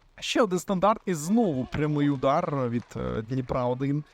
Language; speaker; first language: Ukrainian; native; Ukrainian